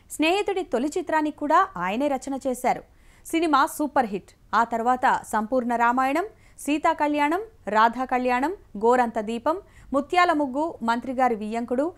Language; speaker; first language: Telugu; native; Telugu